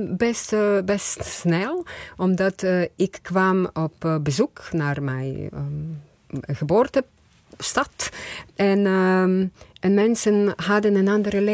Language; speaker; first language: Dutch; non-native, fluent; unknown